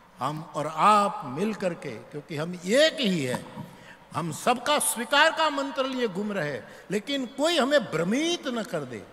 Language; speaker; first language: Hindi; non-native, local second language; Gujarati